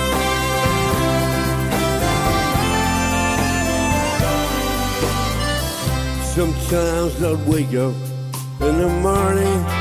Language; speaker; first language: English; native; English